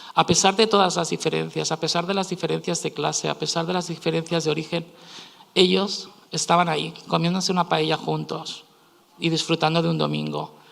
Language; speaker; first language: Spanish; native; Spanish